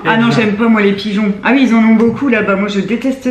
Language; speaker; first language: French; native; French